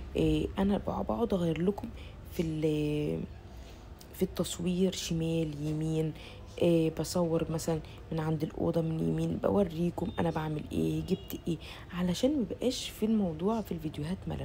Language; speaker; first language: Arabic; native; Arabic